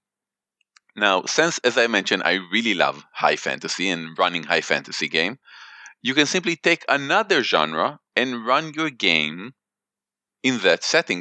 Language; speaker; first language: English; non-native, fluent; Hebrew